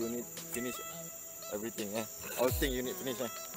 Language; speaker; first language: English; non-native, learner; Malay